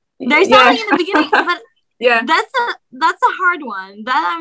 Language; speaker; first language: English; non-native, fluent; Turkish